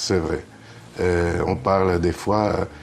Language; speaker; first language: French; non-native, fluent; Greek